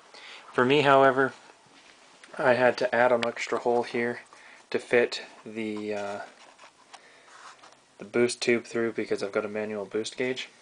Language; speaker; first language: English; native; English